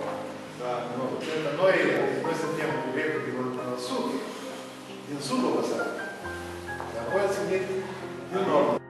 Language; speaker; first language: Romanian; non-native, local second language; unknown